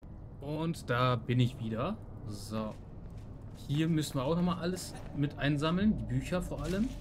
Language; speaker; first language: German; native; German